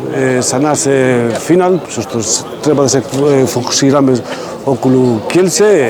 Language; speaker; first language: Macedonian; non-native, learner; Spanish